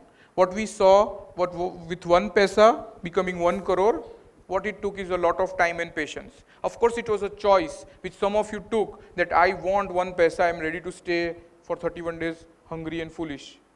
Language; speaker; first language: English; non-native, local second language; Gujarati